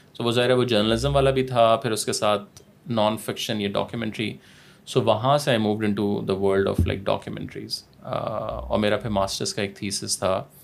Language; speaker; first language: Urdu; native; Urdu